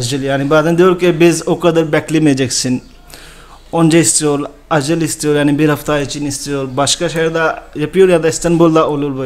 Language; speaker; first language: Turkish; non-native, learner; Urdu